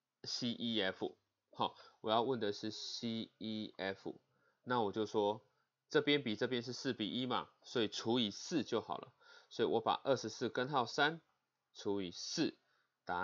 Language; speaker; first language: Chinese; native; Chinese